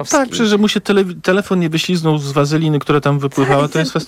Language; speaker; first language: Polish; native; Polish